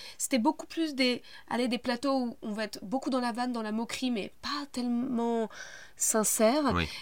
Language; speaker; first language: French; native; French